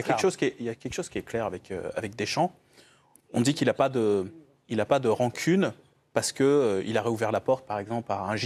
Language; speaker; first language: French; native; French